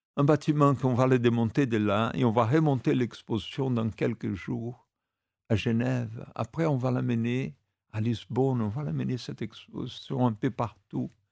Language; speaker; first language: French; non-native, fluent; Portuguese